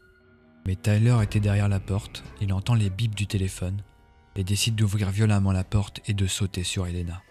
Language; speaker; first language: French; native; French